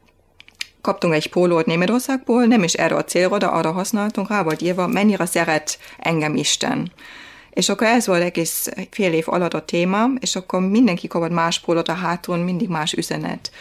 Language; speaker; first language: Hungarian; non-native, fluent; German